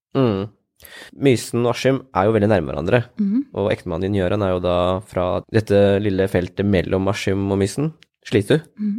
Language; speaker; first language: Norwegian; native; Norwegian